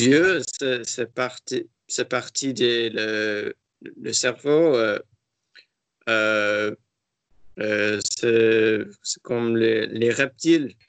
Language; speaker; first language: French; non-native, learner; English